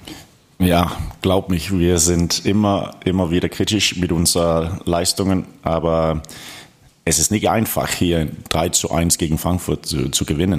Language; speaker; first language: German; non-native, fluent; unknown